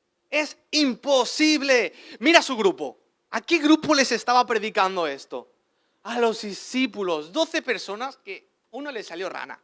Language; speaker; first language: Spanish; native; Spanish